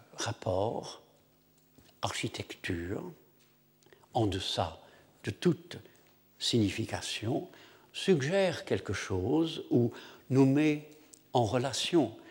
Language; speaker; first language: French; non-native, fluent; English